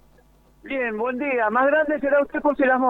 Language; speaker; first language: Spanish; native; Spanish